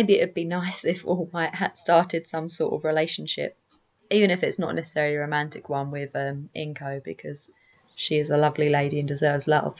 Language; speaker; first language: English; native; English